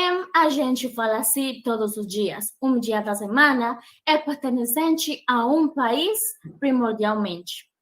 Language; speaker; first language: Portuguese; non-native, learner; Spanish